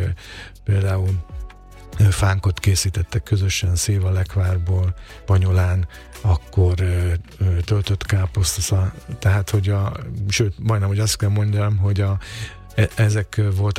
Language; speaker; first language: Hungarian; native; Hungarian